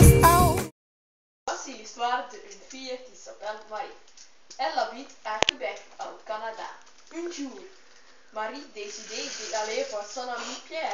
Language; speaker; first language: French; non-native, learner; Dutch